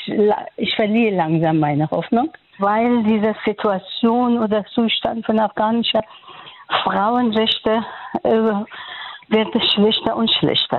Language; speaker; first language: German; non-native, fluent; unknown